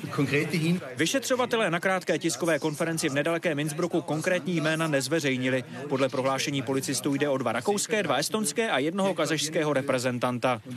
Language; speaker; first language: Czech; native; Czech